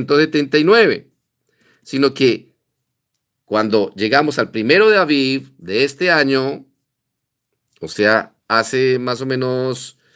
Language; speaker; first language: Spanish; native; Spanish